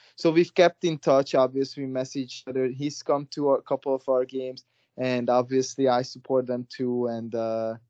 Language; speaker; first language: English; non-native, fluent; Hungarian